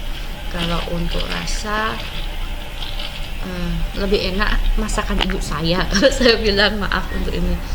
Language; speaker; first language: Indonesian; non-native, local second language; Javanese